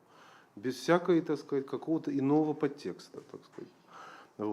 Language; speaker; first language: Russian; native; Russian